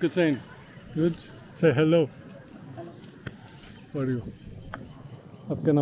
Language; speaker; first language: English; non-native, learner; French